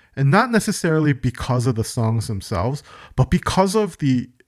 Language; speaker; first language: English; early bilingual, other home language; Korean